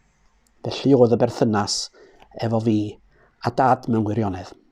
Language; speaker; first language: Welsh; native; Welsh